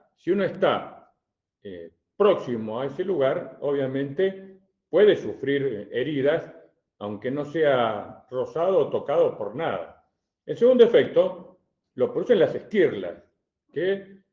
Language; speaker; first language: Spanish; native; Spanish